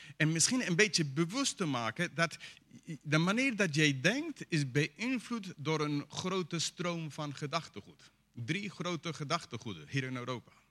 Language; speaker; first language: Dutch; non-native, fluent; English